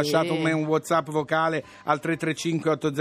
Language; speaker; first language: Italian; native; Italian